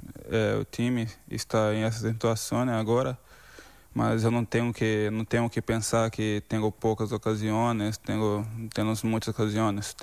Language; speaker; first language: Spanish; non-native, learner; Portuguese